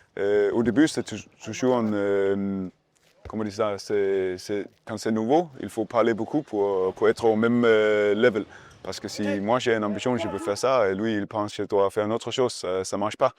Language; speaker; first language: French; non-native, learner; Danish